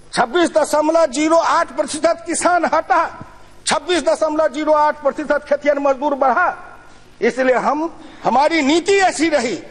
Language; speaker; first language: Hindi; non-native, local second language; Maithili